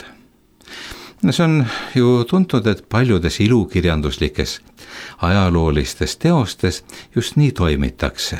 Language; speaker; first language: Estonian; native; Estonian